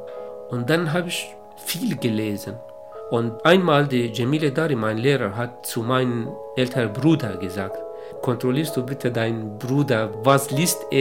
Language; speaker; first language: German; non-native, local second language; Kurdish